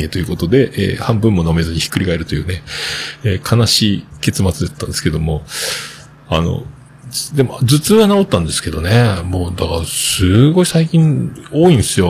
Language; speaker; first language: Japanese; native; Japanese